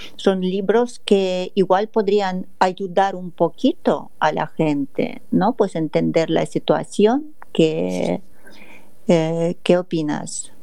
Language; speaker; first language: Spanish; non-native, fluent; Russian